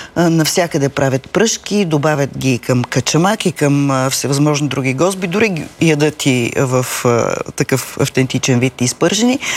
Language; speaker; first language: Bulgarian; native; Bulgarian